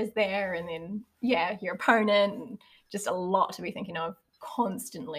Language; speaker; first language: English; native; English